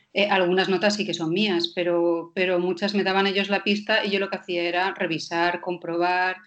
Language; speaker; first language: Spanish; non-native, fluent; Danish